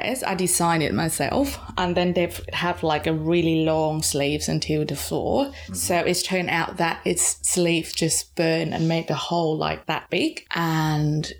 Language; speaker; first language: English; non-native, fluent; Thai